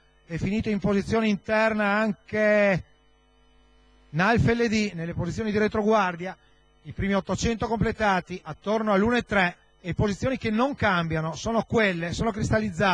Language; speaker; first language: Italian; native; Italian